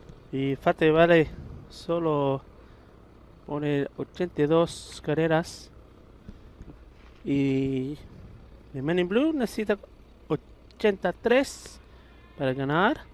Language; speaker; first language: Spanish; non-native, learner; Punjabi